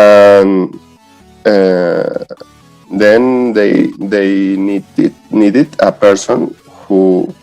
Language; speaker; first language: English; non-native, learner; Spanish